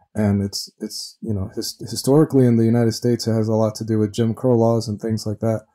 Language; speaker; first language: English; early bilingual, other home language; Spanish